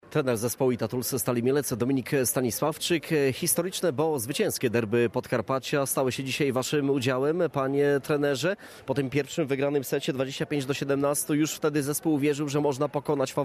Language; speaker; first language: Polish; native; Polish